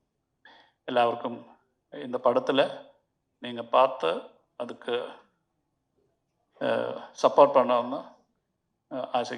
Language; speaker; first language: Tamil; non-native, learner; Malayalam